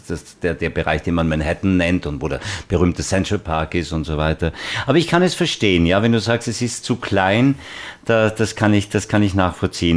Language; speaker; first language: German; native; German